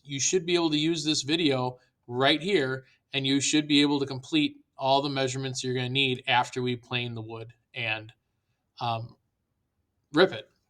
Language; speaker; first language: English; native; English